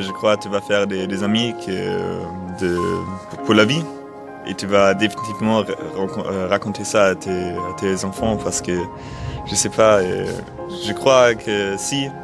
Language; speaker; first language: French; non-native, learner; German